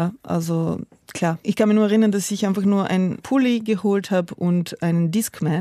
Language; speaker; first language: German; non-native, fluent; Serbian